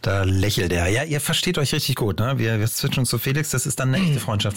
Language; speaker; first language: German; native; German